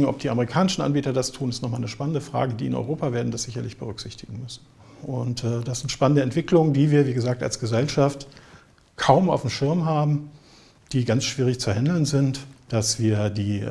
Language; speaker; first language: German; native; German